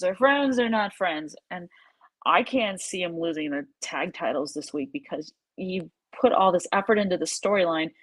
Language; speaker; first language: English; native; English